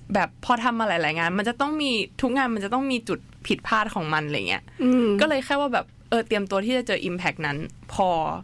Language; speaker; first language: Thai; native; Thai